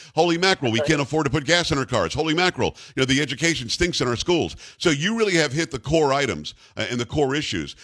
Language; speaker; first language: English; native; English